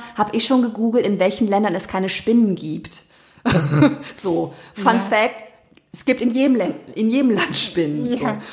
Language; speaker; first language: German; native; German